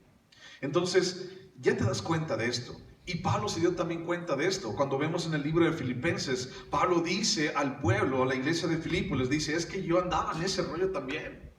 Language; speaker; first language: Spanish; native; Spanish